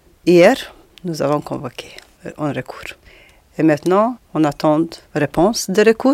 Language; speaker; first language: French; non-native, learner; Albanian